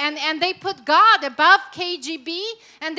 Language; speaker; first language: English; non-native, fluent; Russian